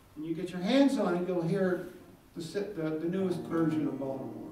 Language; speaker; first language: English; native; English